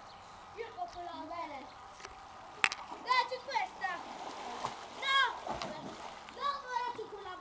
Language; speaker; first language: Italian; early bilingual, other home language; Filipino